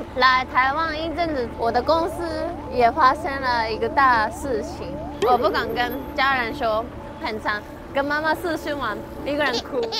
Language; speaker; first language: Chinese; non-native, fluent; Japanese